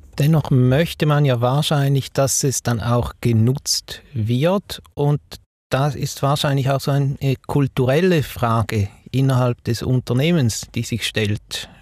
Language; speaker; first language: German; native; German